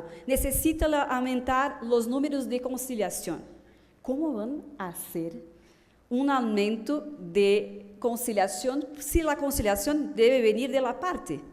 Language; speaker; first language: Spanish; non-native, fluent; Portuguese